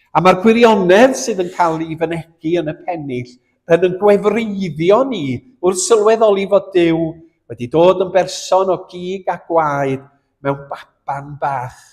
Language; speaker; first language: Welsh; native; Welsh